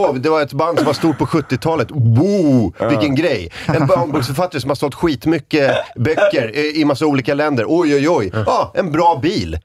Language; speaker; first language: Swedish; native; Swedish